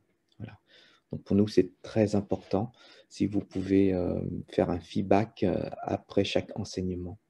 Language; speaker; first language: French; early bilingual, other home language; Vietnamese